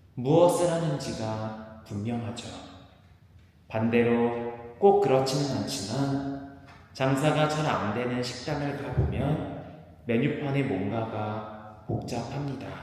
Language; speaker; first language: Korean; native; Korean